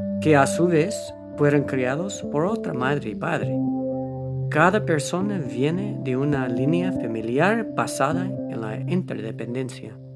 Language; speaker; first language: Spanish; non-native, fluent; English